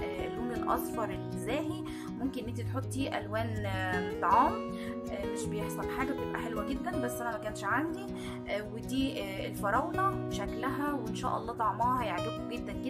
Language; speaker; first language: Arabic; native; Arabic